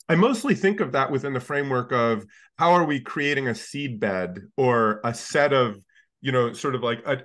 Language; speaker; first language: English; native; English